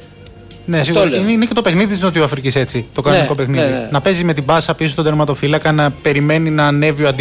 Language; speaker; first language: Greek; native; Greek